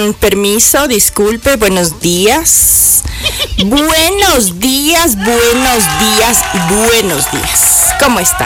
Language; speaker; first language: Spanish; native; Spanish